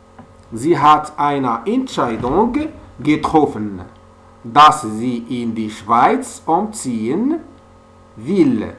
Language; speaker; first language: German; non-native, fluent; French